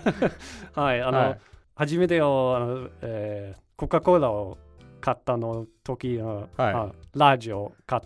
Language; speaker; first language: Japanese; non-native, learner; Danish